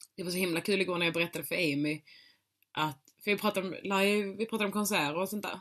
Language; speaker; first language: Swedish; native; Swedish